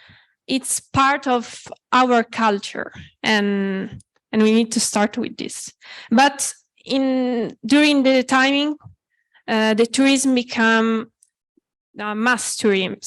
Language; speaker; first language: English; non-native, fluent; Italian